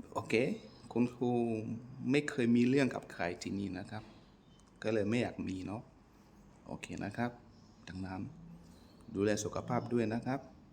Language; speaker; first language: Thai; non-native, fluent; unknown